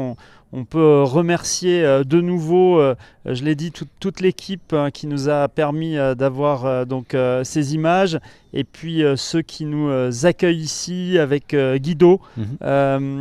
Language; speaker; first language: French; native; French